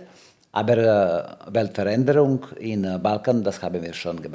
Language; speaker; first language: German; non-native, learner; Serbian